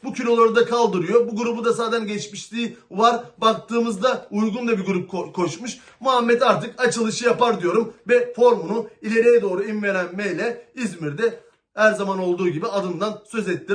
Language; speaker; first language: Turkish; native; Turkish